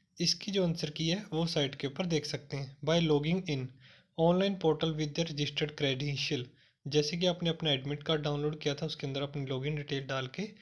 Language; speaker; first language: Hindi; non-native, local second language; Punjabi